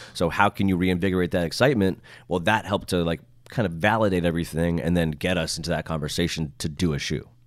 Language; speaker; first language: English; native; English